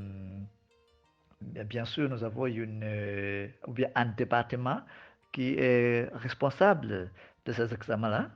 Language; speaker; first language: French; non-native, fluent; Nyanja